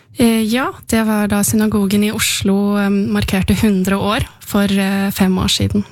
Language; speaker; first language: Norwegian; native; Norwegian